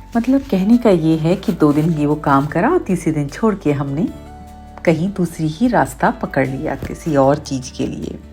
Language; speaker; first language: Hindi; native; Hindi